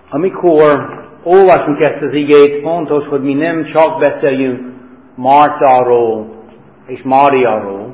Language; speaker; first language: Hungarian; non-native, learner; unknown